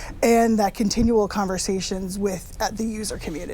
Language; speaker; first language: English; native; English